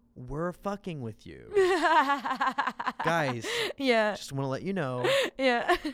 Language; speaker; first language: English; native; English